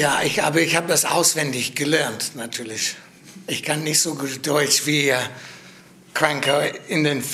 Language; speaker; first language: German; non-native, learner; English